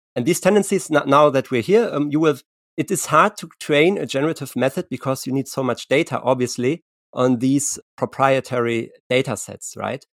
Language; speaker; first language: English; non-native, fluent; German